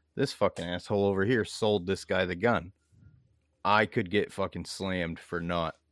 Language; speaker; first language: English; native; English